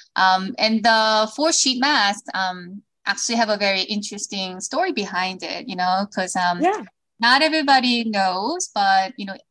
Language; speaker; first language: English; early bilingual, other home language; Korean